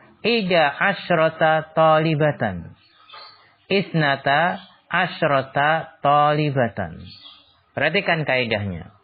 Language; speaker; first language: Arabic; non-native, fluent; Indonesian